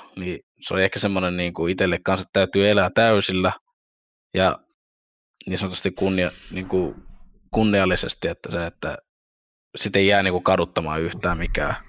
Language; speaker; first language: Finnish; early bilingual, other home language; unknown